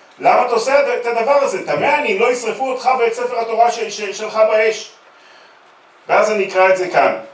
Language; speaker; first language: Hebrew; native; Hebrew